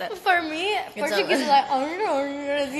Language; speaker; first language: English; non-native, learner; Russian